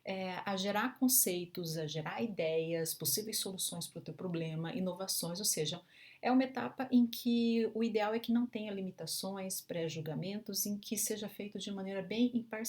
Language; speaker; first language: Portuguese; native; Portuguese